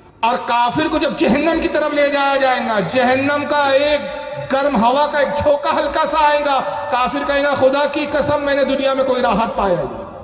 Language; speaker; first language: Urdu; native; Urdu